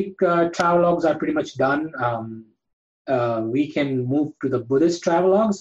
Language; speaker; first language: English; non-native, local second language; Gujarati